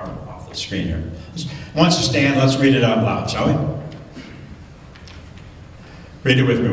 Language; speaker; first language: English; native; English